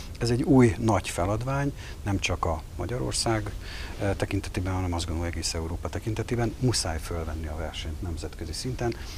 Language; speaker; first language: Hungarian; native; Hungarian